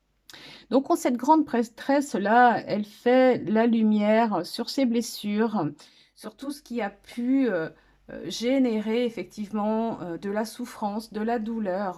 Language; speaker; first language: French; native; French